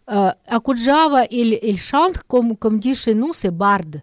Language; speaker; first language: French; non-native, learner; Russian